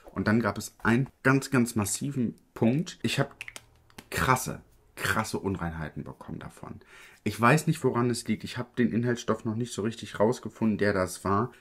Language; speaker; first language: German; early bilingual, other home language; Italian